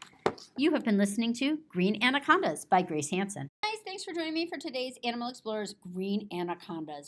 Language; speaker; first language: English; native; English